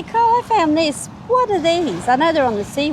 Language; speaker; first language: English; native; English